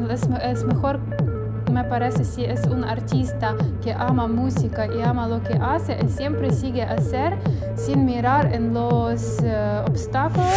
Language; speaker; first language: Spanish; non-native, fluent; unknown